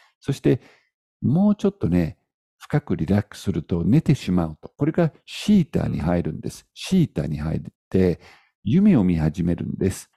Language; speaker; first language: Japanese; native; Japanese